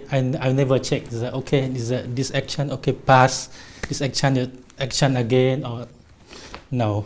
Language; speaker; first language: English; non-native, learner; Thai